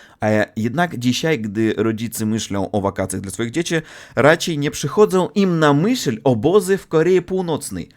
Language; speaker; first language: Polish; non-native, fluent; Russian